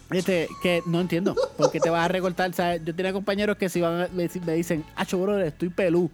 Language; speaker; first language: Spanish; native; Spanish